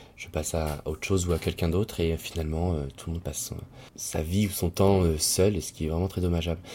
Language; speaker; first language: French; native; French